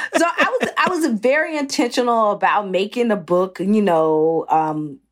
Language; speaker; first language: English; native; English